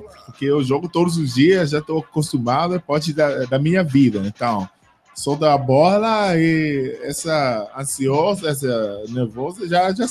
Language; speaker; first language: Portuguese; non-native, fluent; English